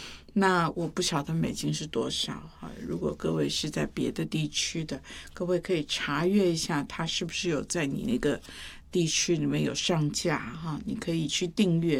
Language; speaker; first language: Chinese; native; Chinese